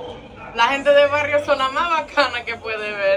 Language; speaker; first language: Spanish; non-native, fluent; English